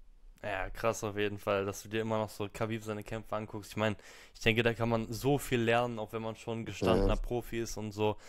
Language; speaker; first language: German; native; German